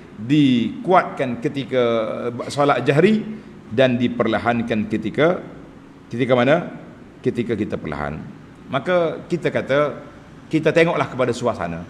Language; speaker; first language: Malay; native; Malay